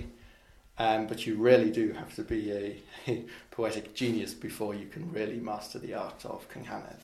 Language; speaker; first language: English; non-native, local second language; Welsh